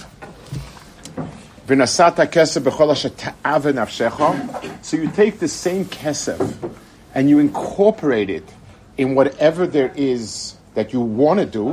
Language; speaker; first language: English; native; English